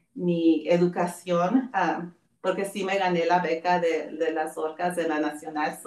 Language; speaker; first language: Spanish; early bilingual, heritage; Spanish